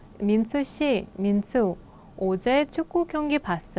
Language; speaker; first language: Korean; non-native, fluent; Russian